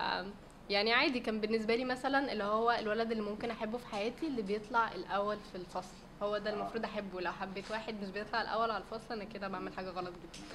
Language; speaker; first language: Arabic; native; Arabic